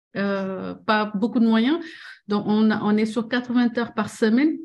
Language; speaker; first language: French; non-native, local second language; Wolof